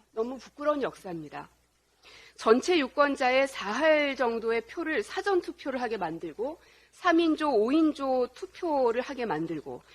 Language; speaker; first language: Korean; native; Korean